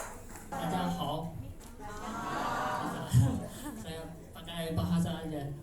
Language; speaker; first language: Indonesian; non-native, fluent; Chinese